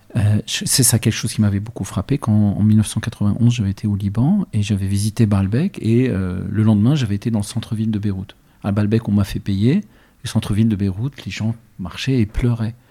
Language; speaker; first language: French; early bilingual, other home language; Arabic